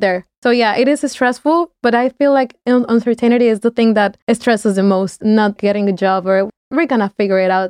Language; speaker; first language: English; non-native, fluent; Spanish